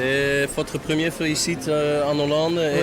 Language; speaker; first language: French; non-native, learner; Dutch